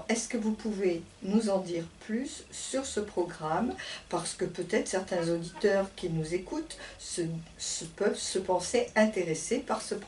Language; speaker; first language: French; native; French